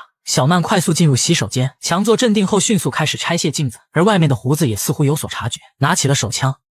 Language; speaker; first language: Chinese; native; Chinese